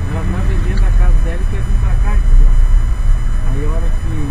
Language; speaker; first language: Portuguese; native; Portuguese